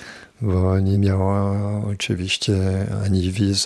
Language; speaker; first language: Polish; non-native, fluent; French